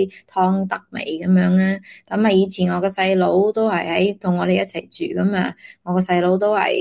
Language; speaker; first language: Cantonese; early bilingual, heritage; Cantonese